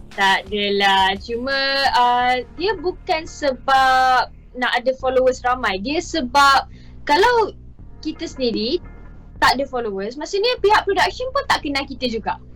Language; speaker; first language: Malay; native; Malay